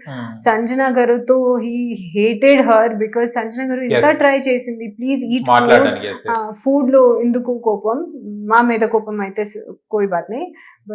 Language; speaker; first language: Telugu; non-native, learner; Hindi